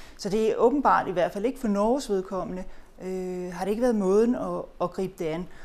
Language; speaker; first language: Danish; native; Danish